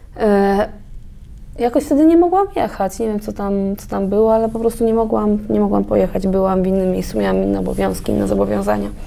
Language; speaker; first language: Polish; native; Polish